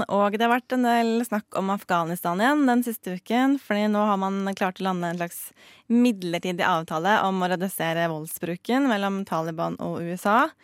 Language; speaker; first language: Norwegian; native; Norwegian